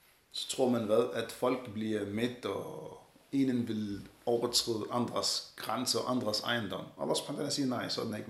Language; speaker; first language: Danish; early bilingual, other home language; Arabic